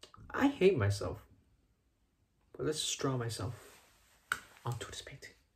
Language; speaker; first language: English; early bilingual, other home language; Spanish